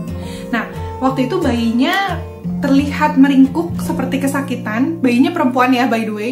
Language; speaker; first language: Indonesian; native; Indonesian